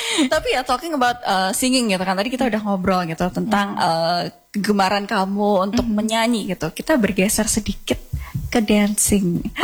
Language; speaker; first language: Indonesian; native; Indonesian